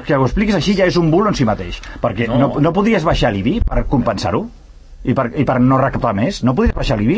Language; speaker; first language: Catalan; native; Catalan